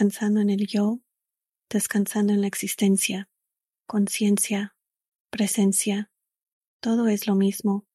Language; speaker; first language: Spanish; early bilingual, other home language; English